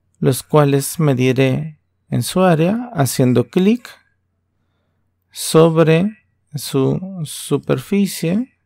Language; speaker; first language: Spanish; native; Spanish